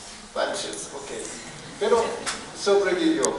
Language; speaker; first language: Spanish; non-native, fluent; German